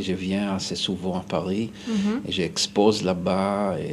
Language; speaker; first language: French; non-native, fluent; Hebrew